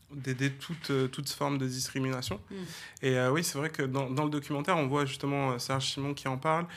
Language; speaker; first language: French; native; French